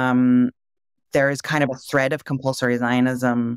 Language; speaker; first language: English; native; English